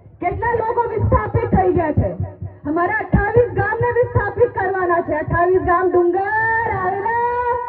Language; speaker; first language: Gujarati; non-native, local second language; Rathawi